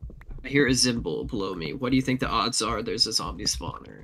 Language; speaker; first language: English; native; English